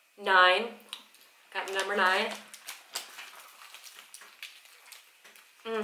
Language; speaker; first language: English; native; English